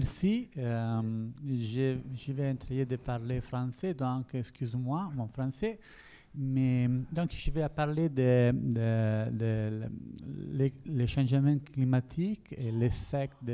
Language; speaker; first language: French; non-native, learner; Italian